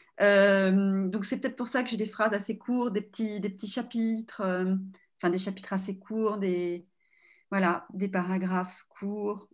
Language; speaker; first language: French; native; French